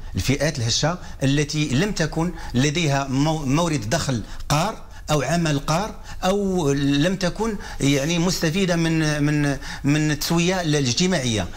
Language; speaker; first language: Arabic; non-native, fluent; Spanish